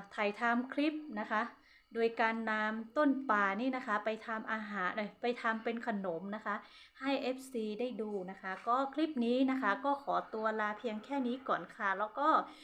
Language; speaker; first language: Thai; non-native, local second language; Hmong